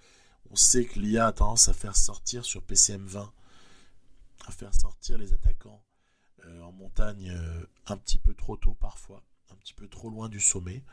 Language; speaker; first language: French; native; French